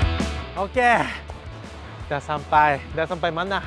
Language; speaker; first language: Indonesian; non-native, learner; Japanese